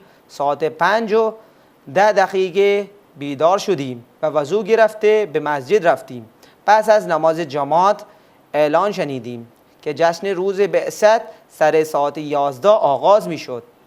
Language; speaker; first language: Persian; non-native, fluent; Urdu